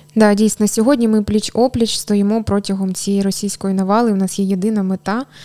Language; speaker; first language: Ukrainian; native; Ukrainian